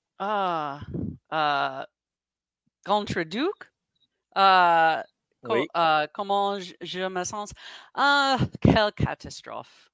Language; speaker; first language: French; non-native, learner; English